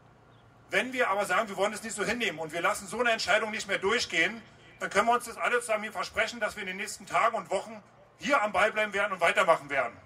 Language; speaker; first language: German; native; German